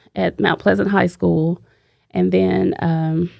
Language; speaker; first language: English; native; English